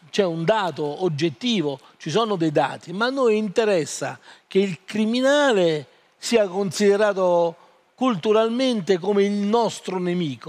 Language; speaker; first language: Italian; native; Italian